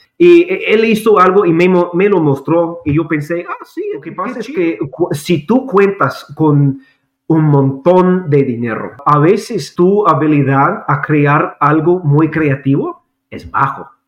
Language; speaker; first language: Spanish; non-native, learner; English